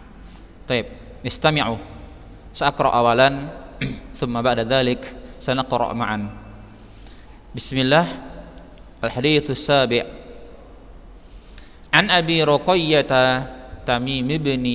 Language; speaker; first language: Arabic; non-native, fluent; Indonesian